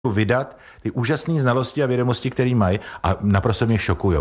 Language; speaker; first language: Czech; native; Czech